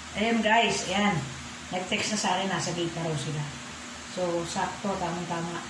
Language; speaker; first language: Filipino; native; Filipino